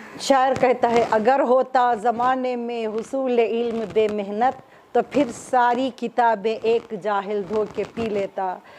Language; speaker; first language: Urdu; native; Urdu